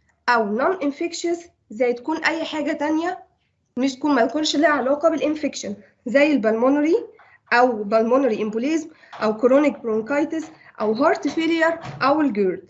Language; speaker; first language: Arabic; native; Arabic